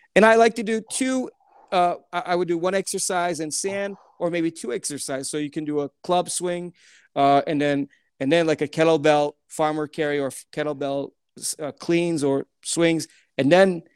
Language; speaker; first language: English; early bilingual, other home language; Turkish